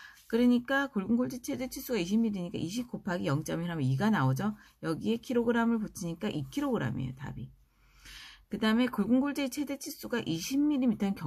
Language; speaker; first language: Korean; native; Korean